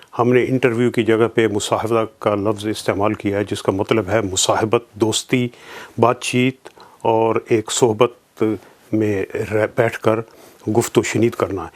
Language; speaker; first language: Urdu; non-native, local second language; Punjabi